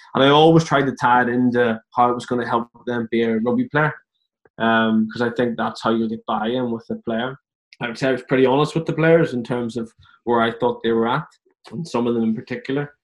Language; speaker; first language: English; native; English